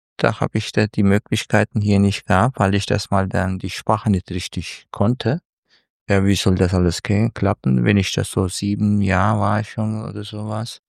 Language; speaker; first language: German; non-native, fluent; Turkish